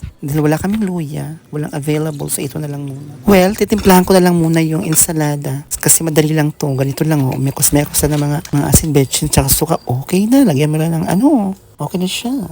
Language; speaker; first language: Filipino; native; Filipino